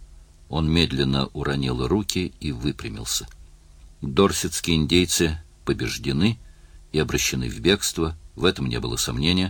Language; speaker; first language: Russian; native; Russian